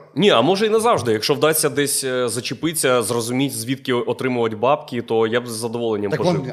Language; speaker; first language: Ukrainian; native; Ukrainian